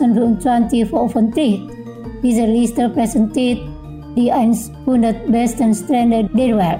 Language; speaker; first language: German; non-native, fluent; Indonesian